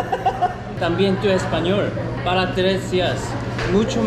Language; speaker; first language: Spanish; non-native, learner; Korean